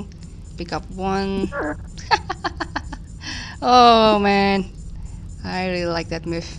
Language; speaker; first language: English; non-native, fluent; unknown